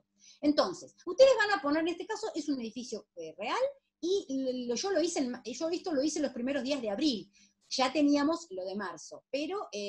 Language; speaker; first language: Spanish; native; Spanish